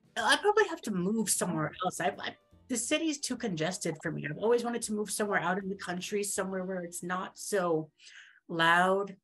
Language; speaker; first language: English; native; English